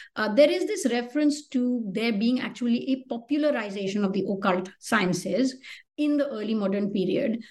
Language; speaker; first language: English; non-native, local second language; Hindi